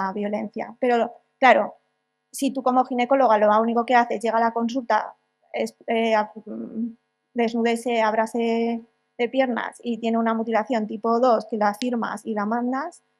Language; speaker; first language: Spanish; native; Spanish